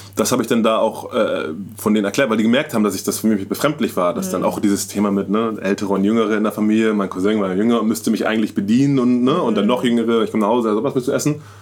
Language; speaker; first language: German; native; German